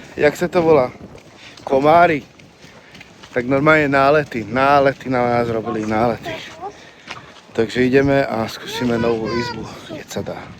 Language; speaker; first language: Slovak; non-native, local second language; Hungarian